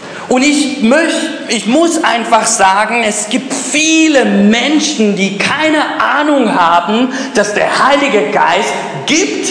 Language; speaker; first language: German; early bilingual, other home language; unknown